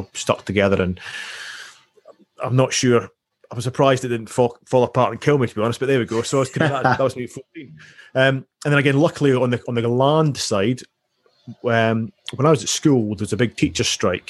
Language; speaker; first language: English; native; English